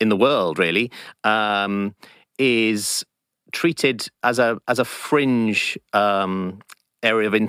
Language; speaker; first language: English; native; English